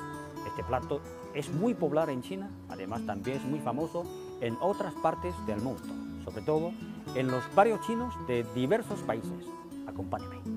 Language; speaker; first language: Spanish; non-native, fluent; Chinese